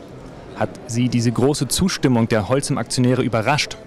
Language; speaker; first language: German; native; German